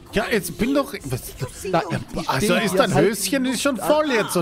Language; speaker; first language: German; native; German